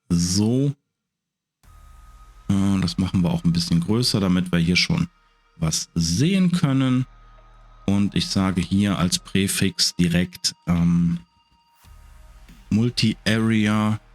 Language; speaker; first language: German; native; German